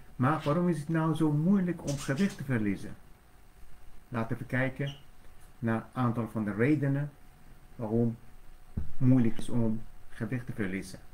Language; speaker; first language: Dutch; non-native, fluent; Persian